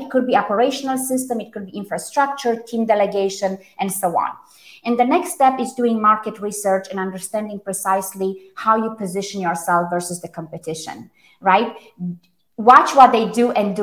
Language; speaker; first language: English; non-native, fluent; Romanian